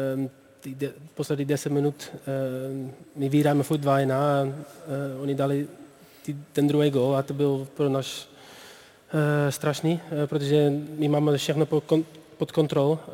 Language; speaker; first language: Czech; non-native, learner; Dutch